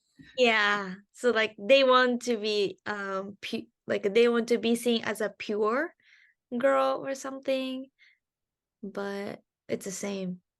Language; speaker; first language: English; non-native, learner; Japanese